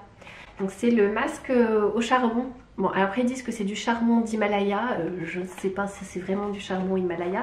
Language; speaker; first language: French; native; French